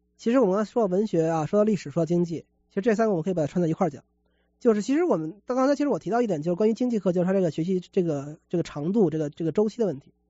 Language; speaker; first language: Chinese; native; Chinese